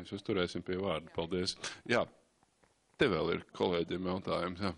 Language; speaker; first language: Latvian; native; Latvian